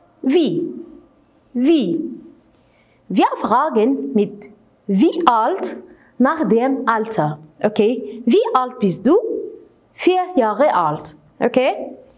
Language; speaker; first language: German; non-native, fluent; Arabic